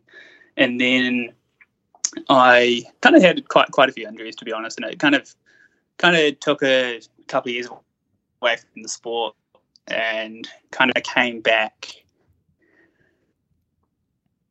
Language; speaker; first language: English; native; English